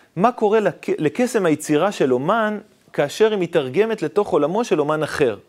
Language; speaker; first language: Hebrew; native; Hebrew